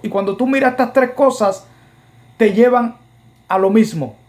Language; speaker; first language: Spanish; native; Spanish